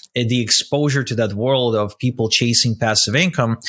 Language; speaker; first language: English; non-native, fluent; Russian